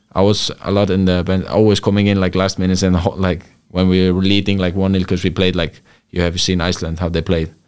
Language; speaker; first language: English; non-native, fluent; Icelandic